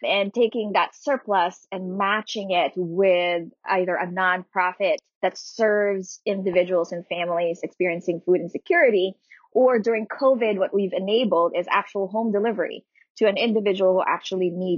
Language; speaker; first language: English; non-native, local second language; Filipino